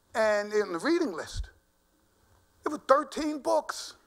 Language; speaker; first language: English; native; English